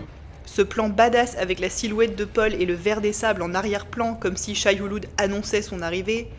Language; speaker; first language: French; native; French